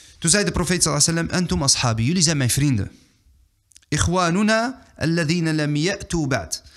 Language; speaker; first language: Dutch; early bilingual, other home language; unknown